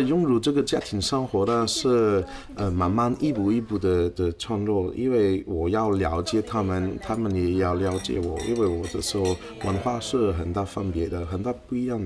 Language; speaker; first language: Chinese; non-native, fluent; French